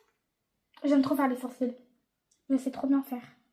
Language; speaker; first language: French; native; French